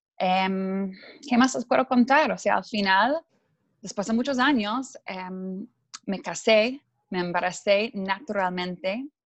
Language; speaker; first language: Spanish; non-native, fluent; English